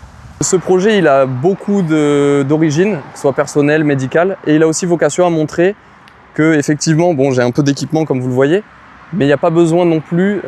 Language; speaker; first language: French; native; French